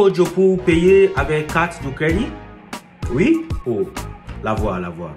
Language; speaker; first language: French; non-native, learner; Yoruba